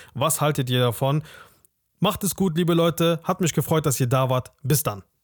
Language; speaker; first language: German; early bilingual, other home language; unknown